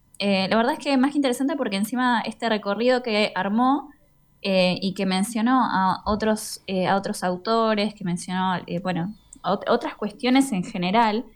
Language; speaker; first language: Spanish; native; Spanish